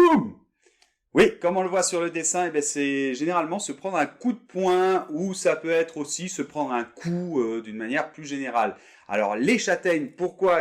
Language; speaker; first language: French; native; French